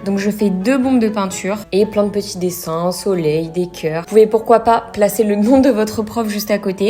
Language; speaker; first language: French; native; French